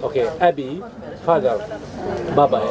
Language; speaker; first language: English; non-native, learner; Arabic